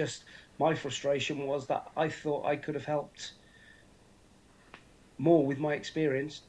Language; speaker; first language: English; native; English